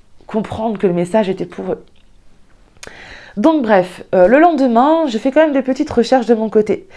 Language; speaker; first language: French; native; French